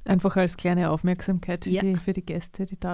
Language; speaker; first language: German; native; German